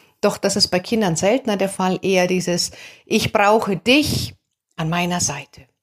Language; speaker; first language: German; native; German